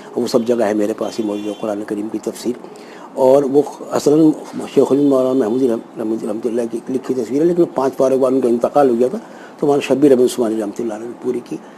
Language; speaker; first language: Urdu; native; Urdu